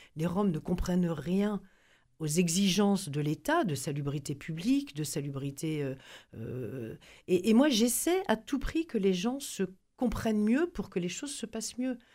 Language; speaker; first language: French; native; French